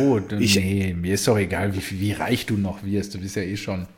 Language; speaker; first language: German; native; German